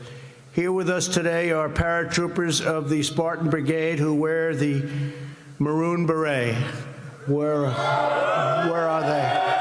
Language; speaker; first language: English; native; English